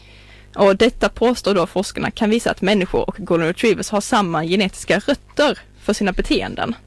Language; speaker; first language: Swedish; native; Swedish